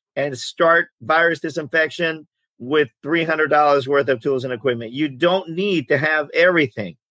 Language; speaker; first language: English; early bilingual, other home language; Greek